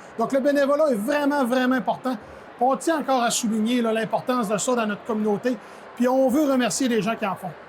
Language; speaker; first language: French; native; French